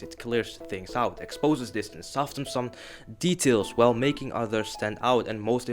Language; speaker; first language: English; non-native, fluent; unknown